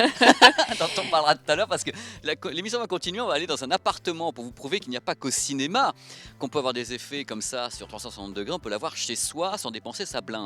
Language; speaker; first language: French; native; French